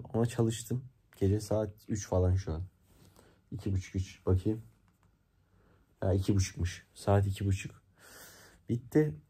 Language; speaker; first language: Turkish; native; Turkish